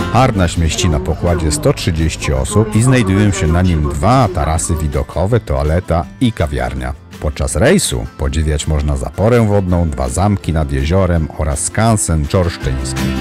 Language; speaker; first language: Polish; native; Polish